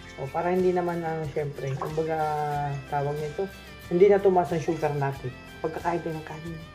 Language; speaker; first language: Filipino; non-native, local second language; Cebuano